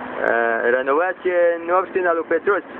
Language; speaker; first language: Romanian; early bilingual, heritage; Romanian